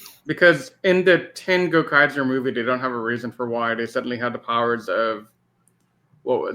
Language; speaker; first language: English; native; English